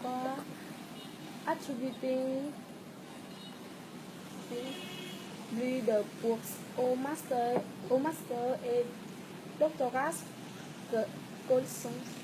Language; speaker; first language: French; non-native, learner; Vietnamese